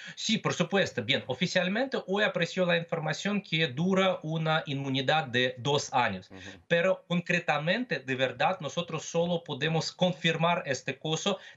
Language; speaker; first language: Spanish; non-native, fluent; Russian